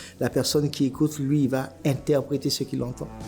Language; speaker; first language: French; native; French